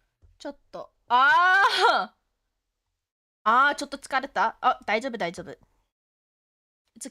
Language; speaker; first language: Japanese; non-native, learner; English